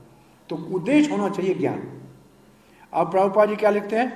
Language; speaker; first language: Hindi; native; Hindi